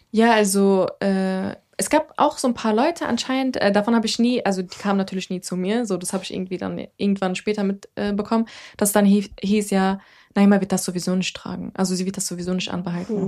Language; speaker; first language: German; early bilingual, other home language; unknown